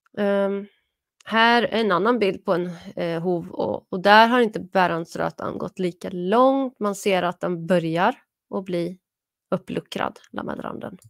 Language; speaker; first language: Swedish; native; Swedish